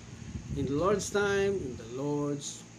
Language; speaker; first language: English; non-native, local second language; Filipino